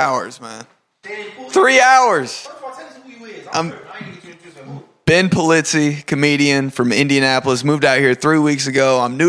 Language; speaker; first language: English; native; English